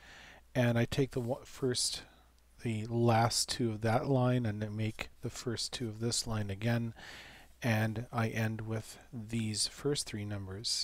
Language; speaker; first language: English; native; English